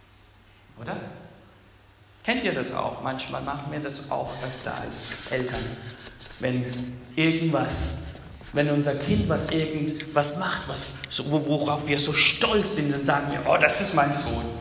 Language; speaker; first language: German; non-native, fluent; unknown